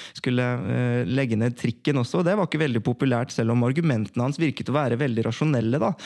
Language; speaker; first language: Norwegian; early bilingual, other home language; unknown